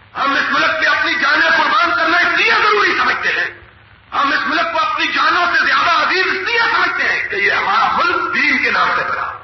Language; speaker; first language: Urdu; non-native, local second language; Punjabi